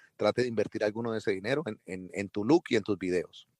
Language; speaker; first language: Spanish; early bilingual, heritage; Spanish